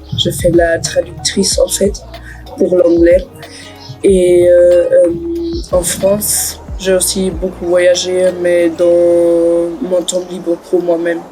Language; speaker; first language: French; non-native, learner; German